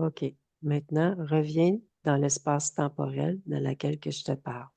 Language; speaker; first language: French; native; French